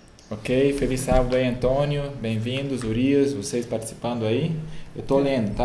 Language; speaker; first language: Portuguese; native; Portuguese